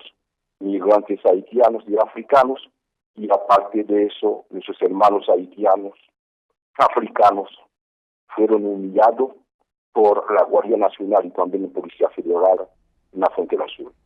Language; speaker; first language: Spanish; non-native, fluent; Haitian Creole